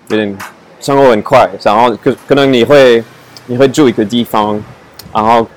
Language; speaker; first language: Chinese; non-native, fluent; French